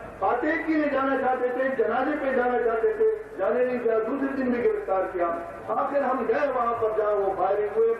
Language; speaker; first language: Urdu; non-native, local second language; Pashto